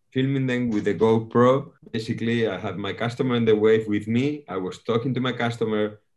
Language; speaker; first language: English; non-native, fluent; Spanish